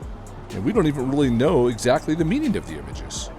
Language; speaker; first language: English; native; English